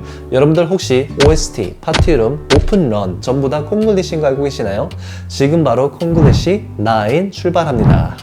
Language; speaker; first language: Korean; native; Korean